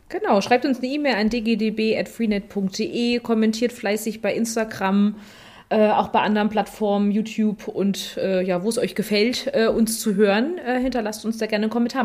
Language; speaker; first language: German; native; German